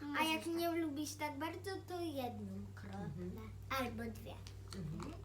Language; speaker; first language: Polish; early bilingual, heritage; Polish